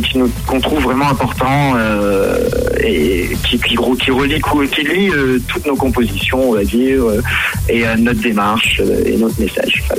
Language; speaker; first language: French; native; French